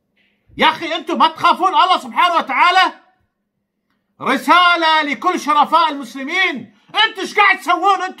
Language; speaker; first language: Arabic; native; Arabic